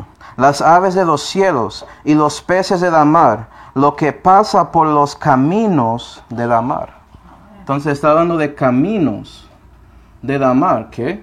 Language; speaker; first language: Spanish; non-native, fluent; English